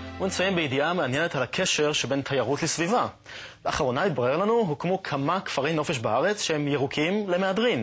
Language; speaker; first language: Hebrew; native; Hebrew